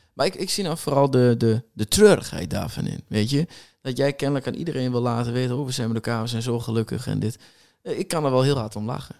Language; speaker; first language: Dutch; native; Dutch